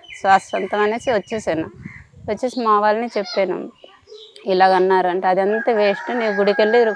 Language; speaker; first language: Telugu; native; Telugu